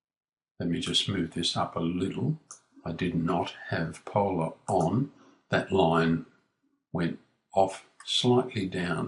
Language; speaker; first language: English; native; English